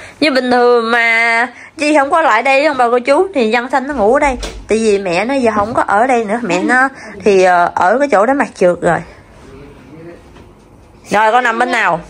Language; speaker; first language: Vietnamese; native; Vietnamese